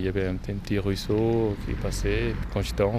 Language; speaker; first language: French; non-native, fluent; Korean